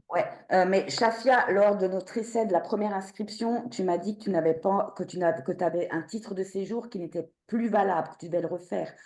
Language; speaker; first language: French; native; French